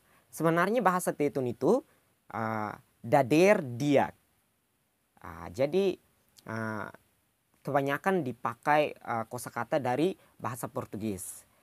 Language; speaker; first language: Indonesian; non-native, local second language; Tetum